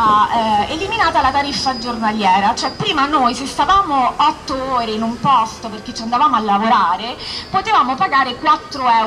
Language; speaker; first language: Italian; native; Italian